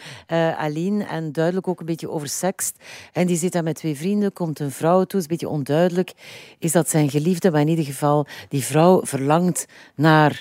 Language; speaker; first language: Dutch; native; Dutch